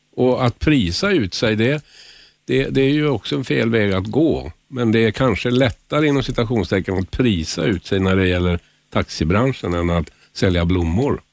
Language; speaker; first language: Swedish; native; Swedish